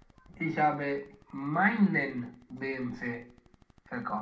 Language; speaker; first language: German; non-native, learner; Romanian